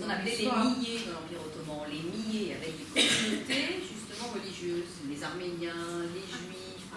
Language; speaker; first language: French; native; French